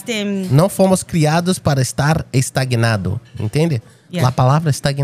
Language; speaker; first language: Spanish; non-native, fluent; Portuguese